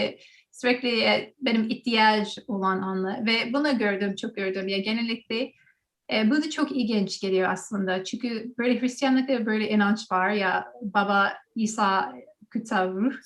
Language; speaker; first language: Turkish; non-native, learner; English